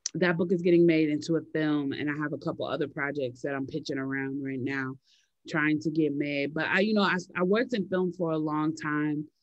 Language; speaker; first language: English; native; English